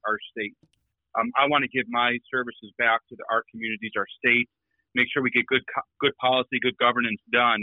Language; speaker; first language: English; native; English